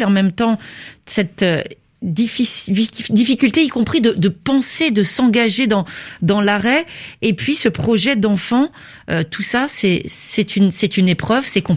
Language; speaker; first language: French; native; French